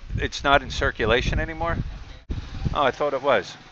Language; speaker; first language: English; native; English